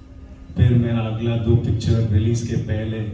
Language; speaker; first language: Hindi; non-native, local second language; Telugu